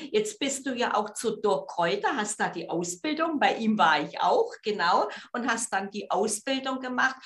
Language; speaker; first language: German; native; German